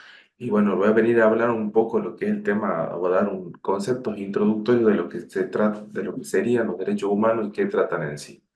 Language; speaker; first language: Spanish; native; Spanish